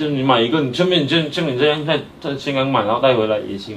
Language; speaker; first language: Chinese; native; Chinese